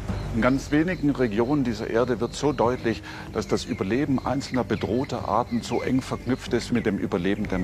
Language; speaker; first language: German; native; German